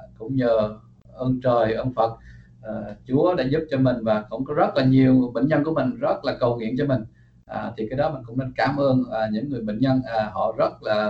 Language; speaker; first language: Vietnamese; early bilingual, heritage; Vietnamese